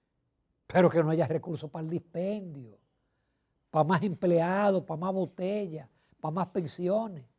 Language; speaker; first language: Spanish; native; Spanish